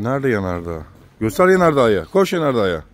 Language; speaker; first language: Turkish; native; Turkish